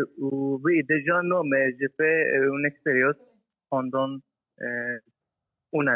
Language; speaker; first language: French; non-native, learner; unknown